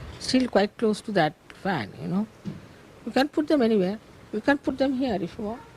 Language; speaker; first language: English; non-native, local second language; Marathi